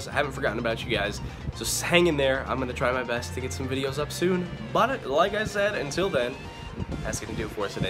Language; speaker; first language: English; native; English